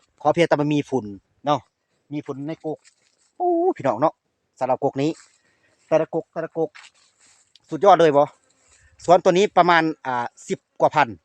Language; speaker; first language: Thai; non-native, local second language; Lao